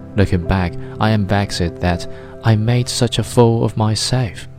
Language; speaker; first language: English; non-native, fluent; Chinese